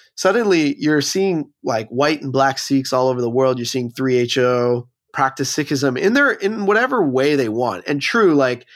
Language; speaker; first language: English; native; English